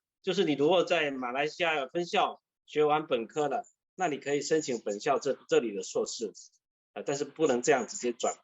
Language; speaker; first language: Chinese; native; Chinese